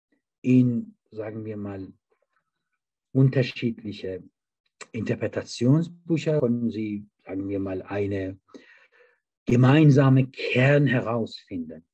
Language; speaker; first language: German; non-native, fluent; Persian